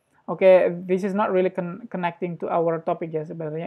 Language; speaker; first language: English; non-native, fluent; Indonesian